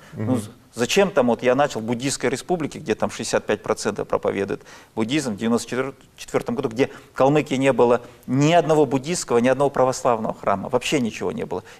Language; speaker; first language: Russian; native; Russian